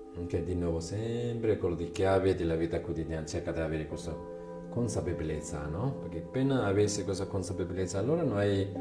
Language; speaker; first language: Italian; non-native, learner; Chinese